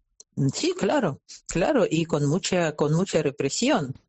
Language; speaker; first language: Spanish; non-native, fluent; Russian